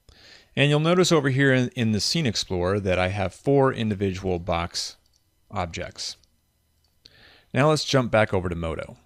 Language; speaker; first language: English; native; English